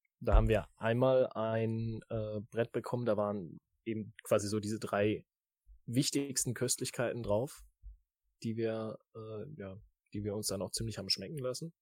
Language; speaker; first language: German; native; German